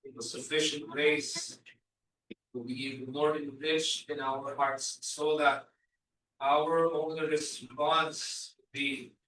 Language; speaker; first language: English; non-native, local second language; Filipino